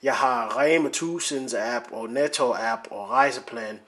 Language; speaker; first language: Danish; non-native, learner; English